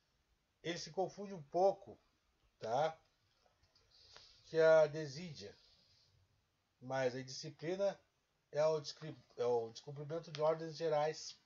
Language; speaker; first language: Portuguese; native; Portuguese